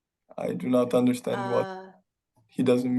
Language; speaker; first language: English; non-native, learner; Italian